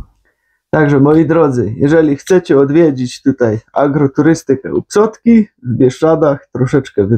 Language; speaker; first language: Polish; native; Polish